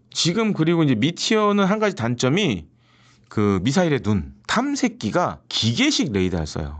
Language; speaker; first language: Korean; native; Korean